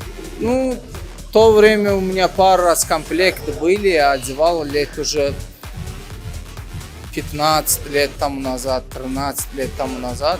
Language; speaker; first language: Russian; non-native, local second language; Turkmen